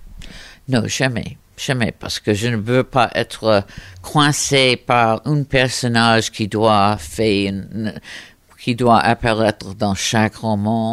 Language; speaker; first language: French; non-native, fluent; English